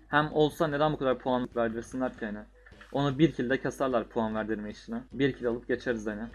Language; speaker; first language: Turkish; native; Turkish